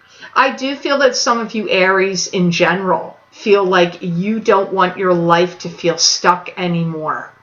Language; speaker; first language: English; native; English